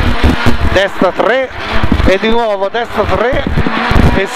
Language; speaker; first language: Italian; native; Italian